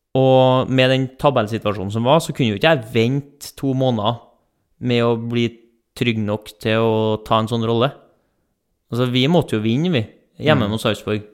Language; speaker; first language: Norwegian; native; Norwegian